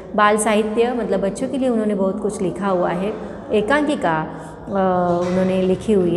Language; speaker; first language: Hindi; non-native, local second language; Marathi